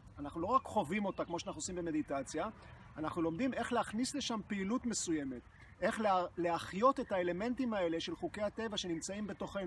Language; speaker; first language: Hebrew; native; Hebrew